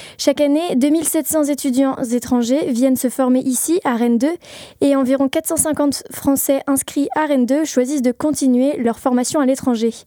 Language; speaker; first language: French; native; French